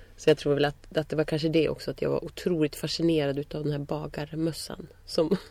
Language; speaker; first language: Swedish; native; Swedish